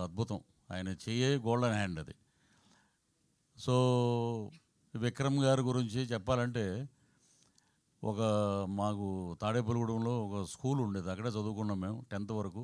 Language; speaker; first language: Telugu; native; Telugu